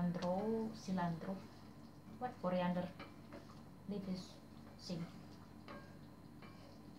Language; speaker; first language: English; non-native, learner; Indonesian